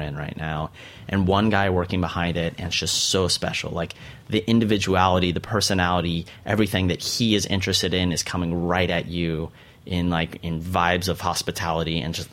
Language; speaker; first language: English; native; English